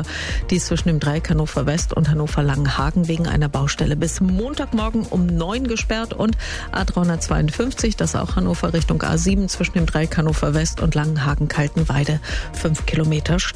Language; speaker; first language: German; native; German